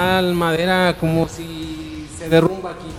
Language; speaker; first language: Spanish; native; Spanish